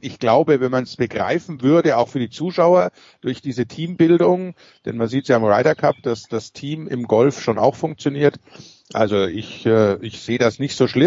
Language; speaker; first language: German; native; German